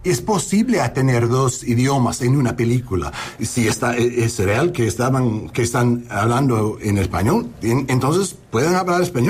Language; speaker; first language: Spanish; non-native, learner; English